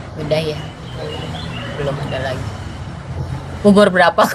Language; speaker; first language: Indonesian; native; Indonesian